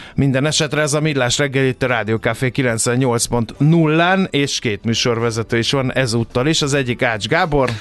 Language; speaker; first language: Hungarian; native; Hungarian